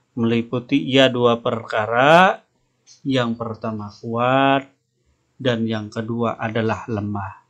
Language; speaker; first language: Indonesian; non-native, local second language; Banjar